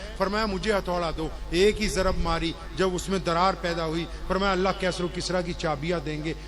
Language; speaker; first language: Urdu; non-native, local second language; Punjabi